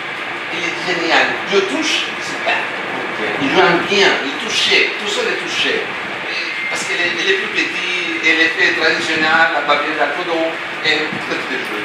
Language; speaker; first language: French; non-native, learner; Spanish